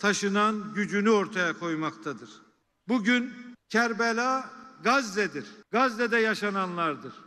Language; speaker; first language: Turkish; native; Turkish